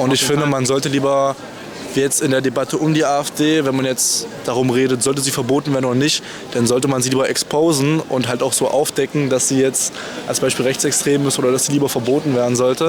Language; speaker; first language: German; native; German